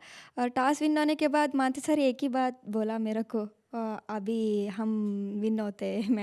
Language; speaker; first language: Hindi; non-native, local second language; Kannada